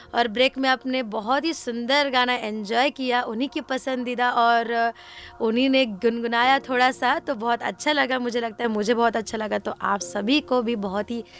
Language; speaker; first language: Hindi; non-native, local second language; Marathi